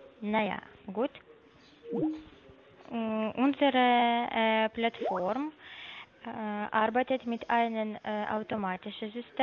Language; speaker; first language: German; non-native, learner; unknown